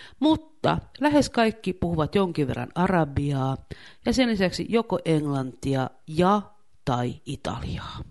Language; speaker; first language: Finnish; native; Finnish